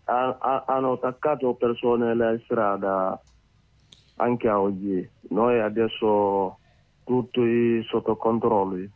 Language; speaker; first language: Italian; non-native, learner; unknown